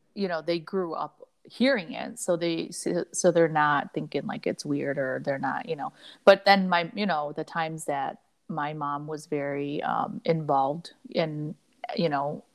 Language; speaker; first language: English; early bilingual, other home language; Cantonese